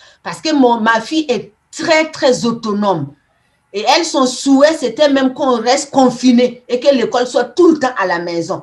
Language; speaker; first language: French; non-native, local second language; Mossi